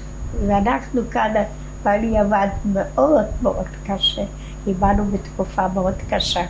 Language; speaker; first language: Hebrew; non-native, fluent; Polish